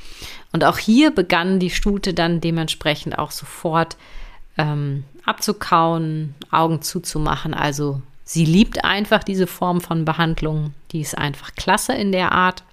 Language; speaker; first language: German; native; German